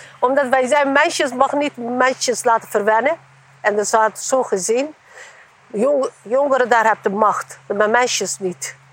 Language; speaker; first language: Dutch; non-native, learner; Turkish